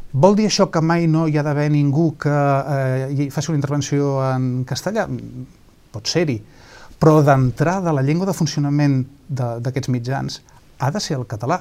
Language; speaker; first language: Catalan; native; Catalan